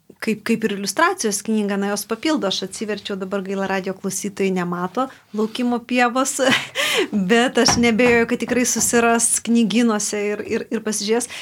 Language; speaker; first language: Lithuanian; native; Lithuanian